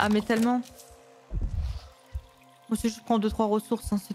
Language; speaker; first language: French; native; French